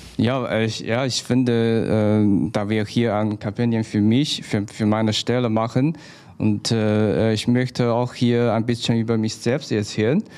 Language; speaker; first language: German; non-native, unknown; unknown